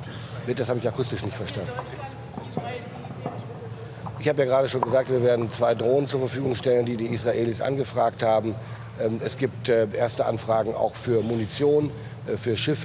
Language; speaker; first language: German; native; German